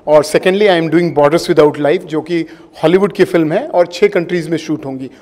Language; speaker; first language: Hindi; native; Hindi